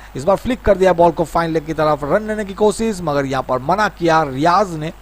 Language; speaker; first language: Hindi; non-native, local second language; Bangla